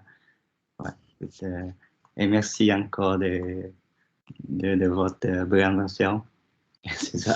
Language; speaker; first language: French; non-native, learner; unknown